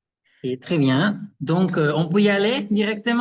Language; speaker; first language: French; non-native, fluent; Spanish